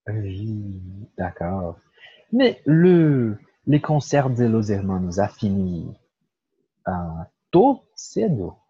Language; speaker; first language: French; non-native, learner; Portuguese